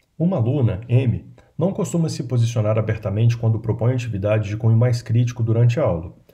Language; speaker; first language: Portuguese; native; Portuguese